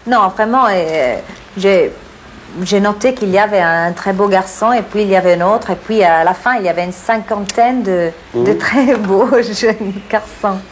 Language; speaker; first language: French; non-native, fluent; English